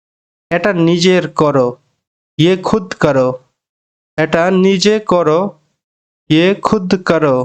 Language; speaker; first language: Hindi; non-native, learner; Bangla